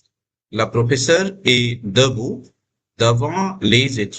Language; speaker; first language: French; non-native, fluent; Hindi